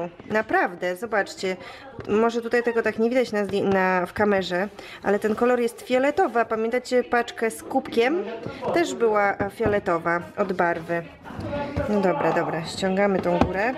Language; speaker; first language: Polish; native; Polish